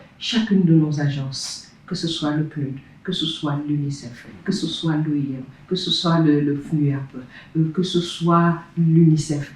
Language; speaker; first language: French; non-native, local second language; Wolof